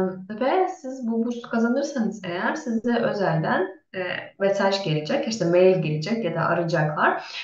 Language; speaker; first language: Turkish; non-native, fluent; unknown